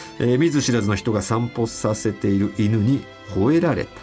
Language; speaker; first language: Japanese; native; Japanese